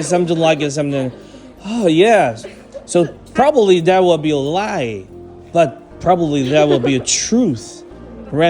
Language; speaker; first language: English; non-native, fluent; Chinese